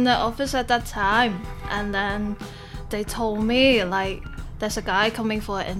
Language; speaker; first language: English; non-native, local second language; Cantonese